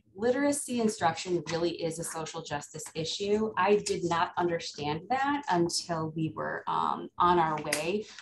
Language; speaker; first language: English; native; English